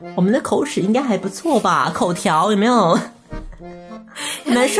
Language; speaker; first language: Chinese; native; Chinese